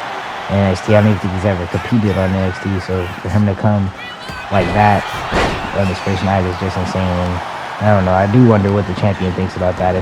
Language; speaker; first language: English; native; English